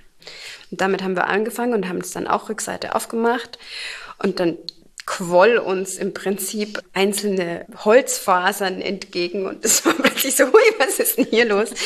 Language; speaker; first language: German; native; German